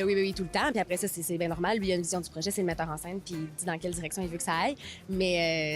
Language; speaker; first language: French; native; French